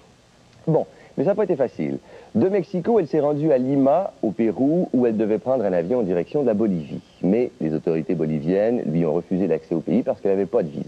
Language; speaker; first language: French; native; French